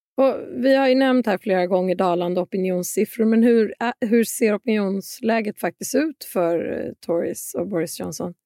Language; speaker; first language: Swedish; native; Swedish